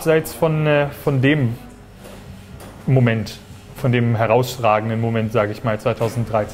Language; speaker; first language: German; native; German